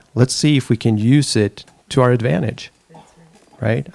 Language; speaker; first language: English; non-native, fluent; Swedish